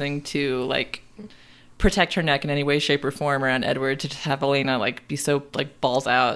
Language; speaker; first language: English; native; English